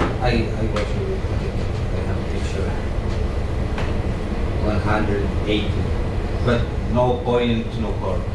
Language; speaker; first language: English; non-native, learner; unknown